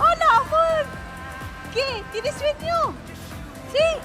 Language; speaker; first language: Spanish; non-native, fluent; Filipino